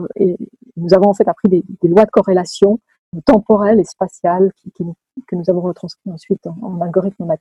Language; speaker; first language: French; native; French